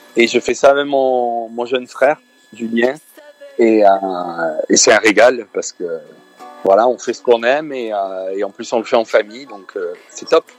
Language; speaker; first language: French; native; French